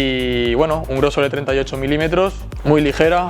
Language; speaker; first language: Spanish; native; Spanish